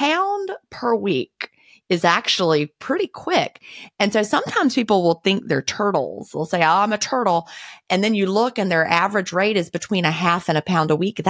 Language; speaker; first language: English; native; English